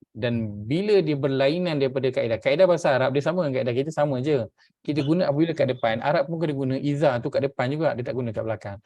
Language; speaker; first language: Malay; native; Malay